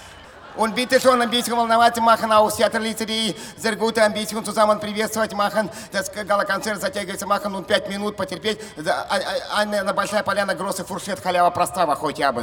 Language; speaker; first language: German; non-native, learner; Russian